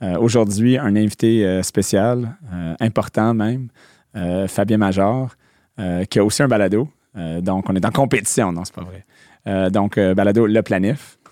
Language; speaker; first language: French; non-native, local second language; English